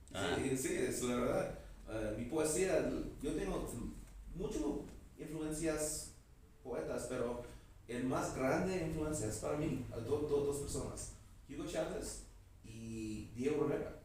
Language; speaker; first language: Spanish; non-native, learner; English